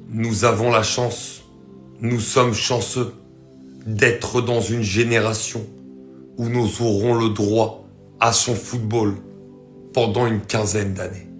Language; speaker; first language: French; native; French